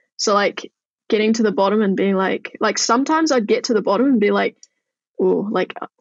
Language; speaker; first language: English; native; English